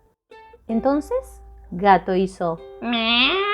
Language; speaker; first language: Spanish; native; Spanish